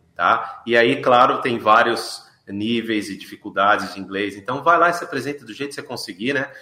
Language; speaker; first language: Portuguese; native; Portuguese